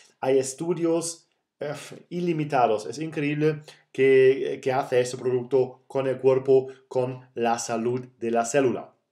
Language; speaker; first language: Spanish; non-native, fluent; German